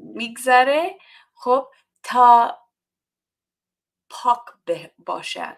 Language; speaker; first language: Persian; non-native, learner; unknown